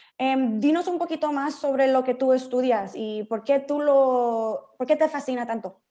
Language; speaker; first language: Spanish; early bilingual, heritage; Spanish